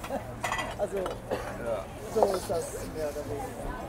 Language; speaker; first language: German; non-native, learner; Turkish